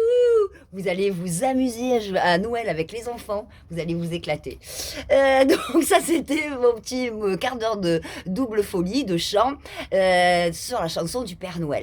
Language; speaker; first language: French; native; French